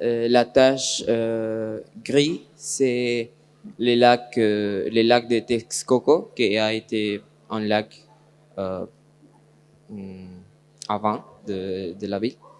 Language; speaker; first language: French; non-native, learner; Spanish